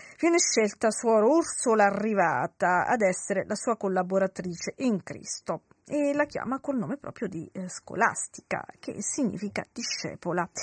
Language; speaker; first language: Italian; native; Italian